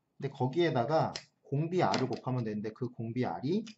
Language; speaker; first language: Korean; native; Korean